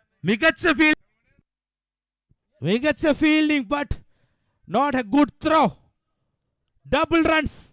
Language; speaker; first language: English; non-native, local second language; Malayalam